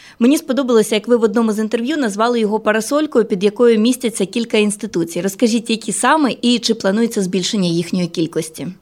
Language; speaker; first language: Ukrainian; native; Ukrainian